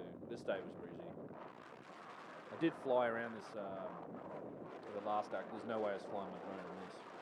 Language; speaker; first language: English; native; English